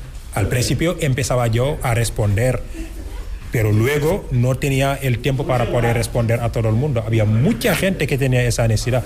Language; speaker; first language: Spanish; non-native, fluent; Wolof